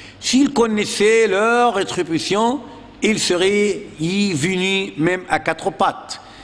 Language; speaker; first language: French; non-native, fluent; Arabic